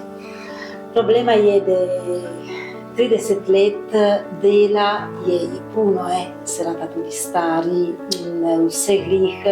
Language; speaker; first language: Slovenian; early bilingual, heritage; Slovenian